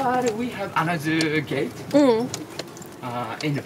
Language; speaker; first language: English; non-native, learner; Japanese